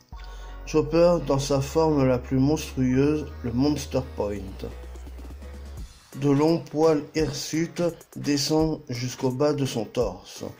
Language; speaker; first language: French; native; French